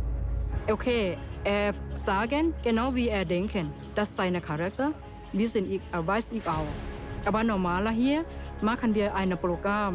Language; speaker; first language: German; non-native, learner; Thai